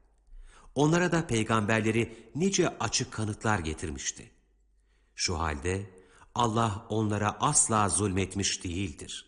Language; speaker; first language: Turkish; native; Turkish